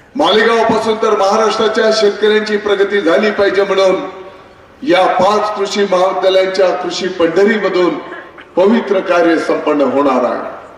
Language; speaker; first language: Marathi; native; Marathi